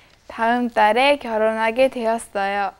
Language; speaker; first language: Korean; non-native, learner; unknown